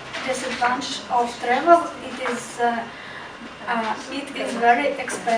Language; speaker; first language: English; non-native, learner; Russian